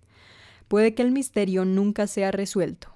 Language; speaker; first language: Spanish; native; Spanish